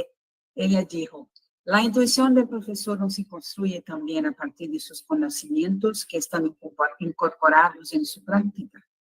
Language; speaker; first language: Spanish; non-native, fluent; Portuguese